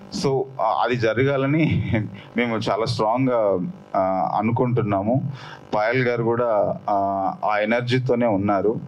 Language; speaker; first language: Telugu; native; Telugu